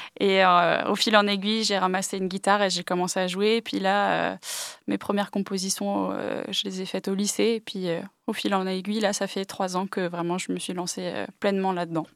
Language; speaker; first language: French; early bilingual, other home language; English